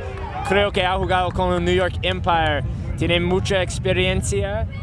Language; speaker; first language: Spanish; non-native, learner; English